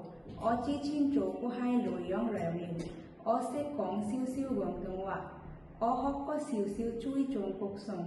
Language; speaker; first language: Cantonese; non-native, learner; Bangla